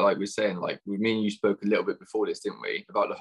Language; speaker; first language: English; native; English